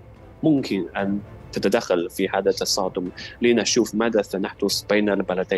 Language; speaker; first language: Arabic; non-native, fluent; Chinese